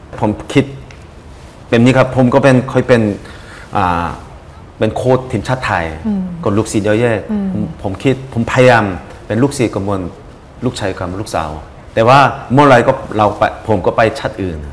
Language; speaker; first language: Thai; non-native, fluent; Korean